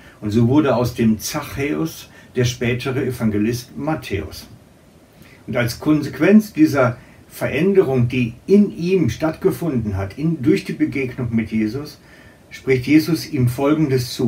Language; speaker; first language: German; native; German